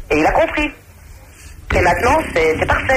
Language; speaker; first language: French; native; French